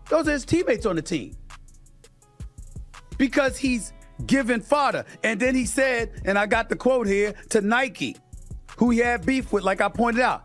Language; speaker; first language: English; native; English